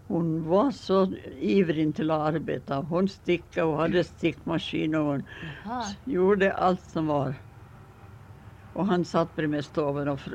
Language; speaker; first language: Swedish; early bilingual, heritage; Swedish